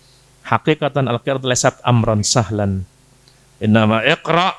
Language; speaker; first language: Arabic; non-native, fluent; Indonesian